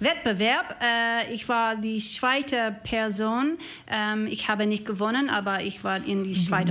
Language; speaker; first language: German; non-native, learner; English